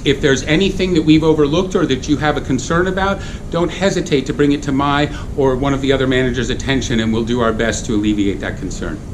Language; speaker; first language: English; native; English